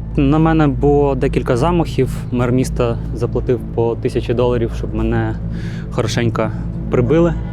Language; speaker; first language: Ukrainian; non-native, local second language; Russian